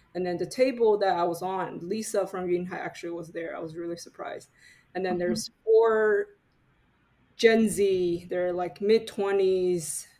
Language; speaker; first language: English; non-native, fluent; Chinese